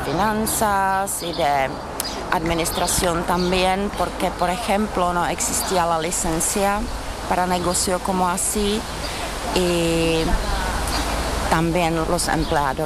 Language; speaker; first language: Spanish; non-native, learner; Czech